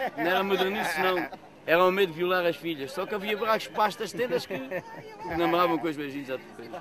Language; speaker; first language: Portuguese; native; Portuguese